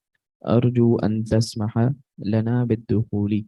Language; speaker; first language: Arabic; non-native, learner; Urdu